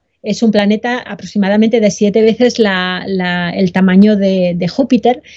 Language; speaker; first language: Spanish; native; Spanish